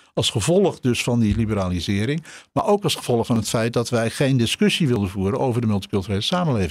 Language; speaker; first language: Dutch; native; Dutch